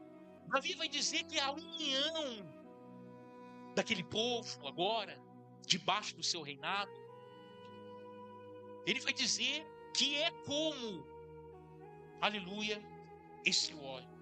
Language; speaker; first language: Portuguese; native; Portuguese